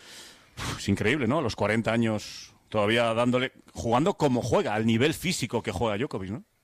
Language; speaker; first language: Spanish; native; Spanish